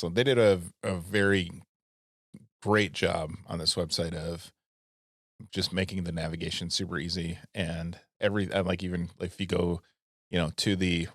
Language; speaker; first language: English; native; English